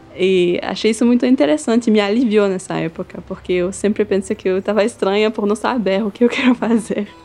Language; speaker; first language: Portuguese; non-native, fluent; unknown